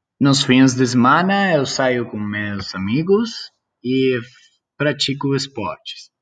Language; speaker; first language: Portuguese; non-native, learner; Spanish